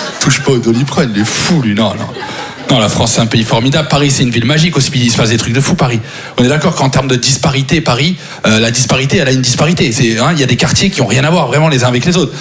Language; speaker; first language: French; native; French